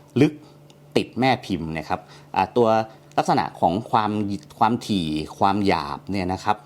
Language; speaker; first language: Thai; native; Thai